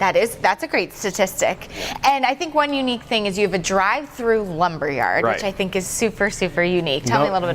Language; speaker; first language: English; native; English